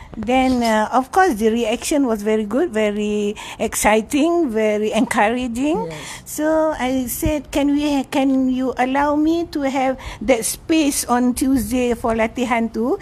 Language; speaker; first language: English; non-native, local second language; Malay